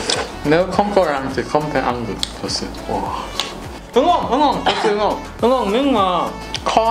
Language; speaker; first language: Vietnamese; non-native, learner; Korean